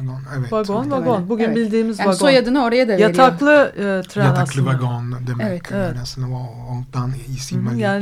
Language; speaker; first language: Turkish; non-native, fluent; Italian